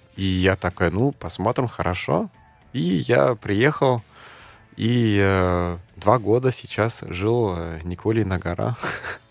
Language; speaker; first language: Russian; non-native, fluent; German